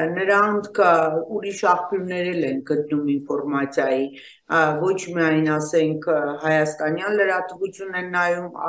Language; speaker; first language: Armenian; native; Armenian